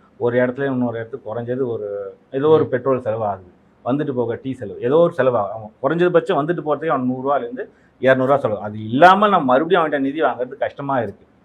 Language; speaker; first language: Tamil; non-native, local second language; Telugu